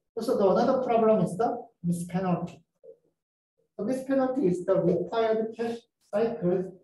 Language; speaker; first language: English; non-native, fluent; Korean